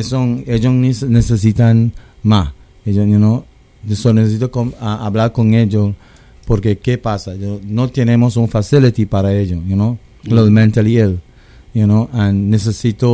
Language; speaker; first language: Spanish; early bilingual, heritage; Spanish